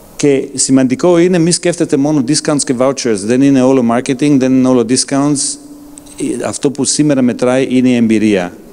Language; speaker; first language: Greek; non-native, fluent; German